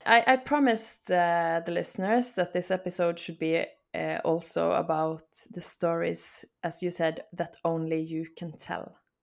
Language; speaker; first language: English; non-native, fluent; Norwegian